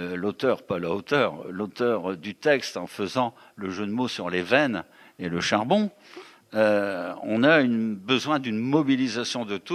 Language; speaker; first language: French; native; French